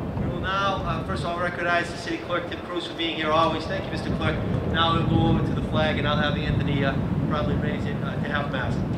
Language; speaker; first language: English; native; English